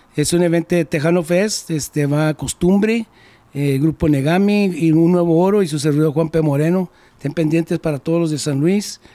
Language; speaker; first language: Spanish; early bilingual, heritage; Spanish